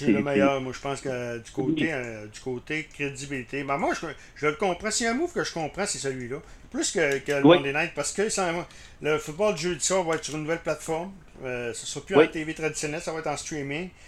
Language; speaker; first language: French; native; French